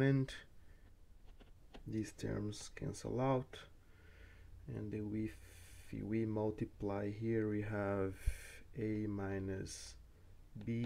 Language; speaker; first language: English; non-native, fluent; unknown